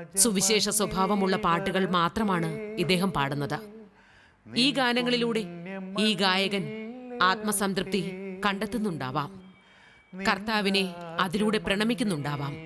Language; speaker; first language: Malayalam; native; Malayalam